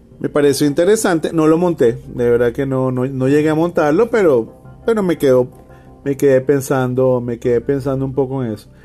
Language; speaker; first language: Spanish; native; Spanish